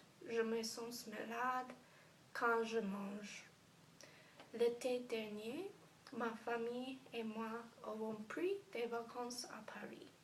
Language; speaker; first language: French; non-native, learner; English